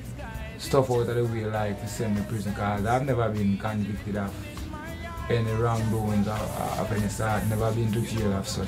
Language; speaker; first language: English; non-native, local second language; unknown